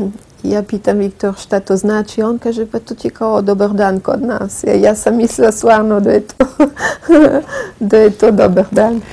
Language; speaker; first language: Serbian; non-native, fluent; French